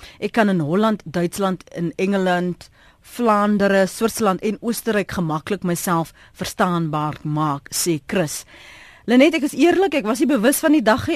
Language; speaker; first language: Afrikaans; native; Afrikaans